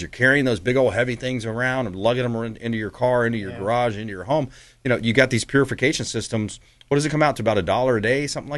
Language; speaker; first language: English; native; English